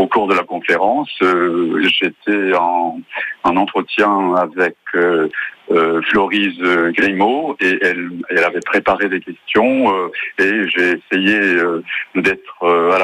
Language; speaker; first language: French; non-native, fluent; Japanese